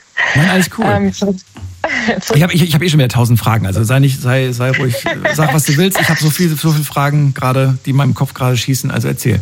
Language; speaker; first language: German; native; German